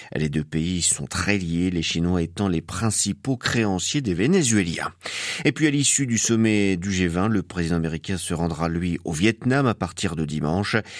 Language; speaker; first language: French; native; French